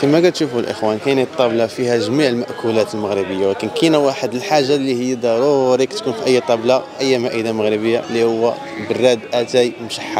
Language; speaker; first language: Arabic; native; Arabic